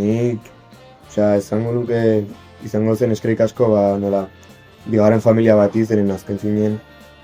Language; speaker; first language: Basque; non-native, local second language; Spanish